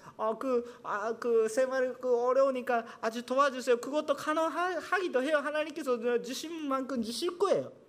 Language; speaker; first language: Korean; non-native, fluent; Japanese